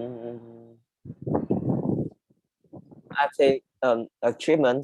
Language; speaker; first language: English; non-native, learner; Vietnamese